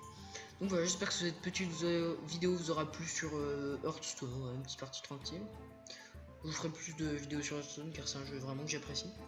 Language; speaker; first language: French; native; French